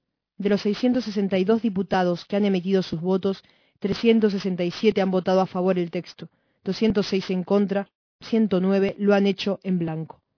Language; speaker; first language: Spanish; native; Spanish